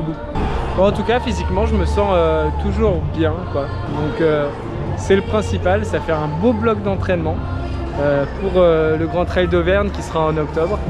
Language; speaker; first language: French; native; French